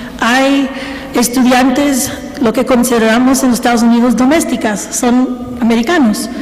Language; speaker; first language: Spanish; early bilingual, heritage; Spanish